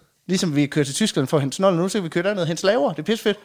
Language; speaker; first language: Danish; native; Danish